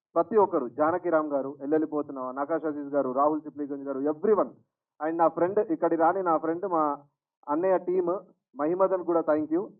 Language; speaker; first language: Telugu; native; Telugu